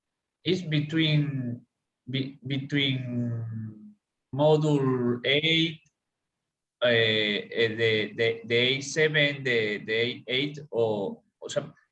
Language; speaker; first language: English; non-native, learner; Spanish